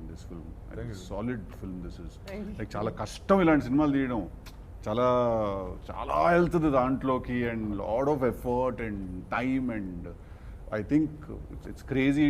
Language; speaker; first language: Telugu; native; Telugu